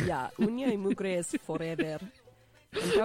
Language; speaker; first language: Spanish; non-native, learner; English